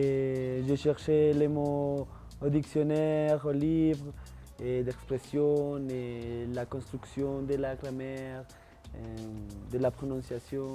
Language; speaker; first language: French; non-native, learner; Spanish